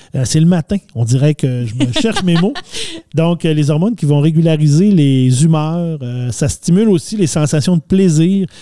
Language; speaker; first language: French; native; French